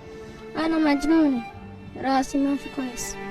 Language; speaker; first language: Arabic; non-native, learner; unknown